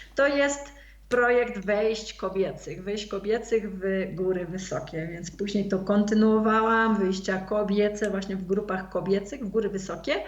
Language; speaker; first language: Polish; native; Polish